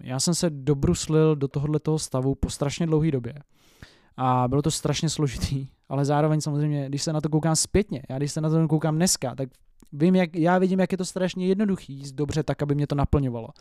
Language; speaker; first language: Czech; native; Czech